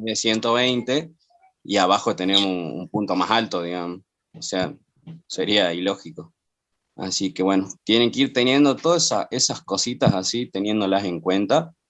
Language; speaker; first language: Spanish; native; Spanish